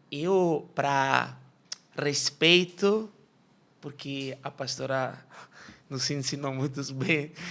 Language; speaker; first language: Portuguese; non-native, fluent; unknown